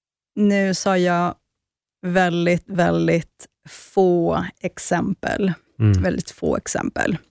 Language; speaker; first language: Swedish; early bilingual, other home language; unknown